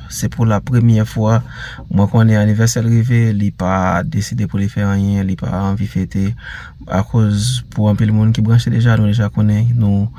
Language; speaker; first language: French; non-native, learner; Haitian Creole